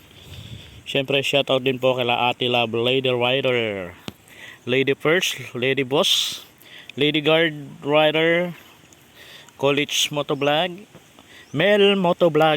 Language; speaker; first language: Filipino; non-native, local second language; Bikol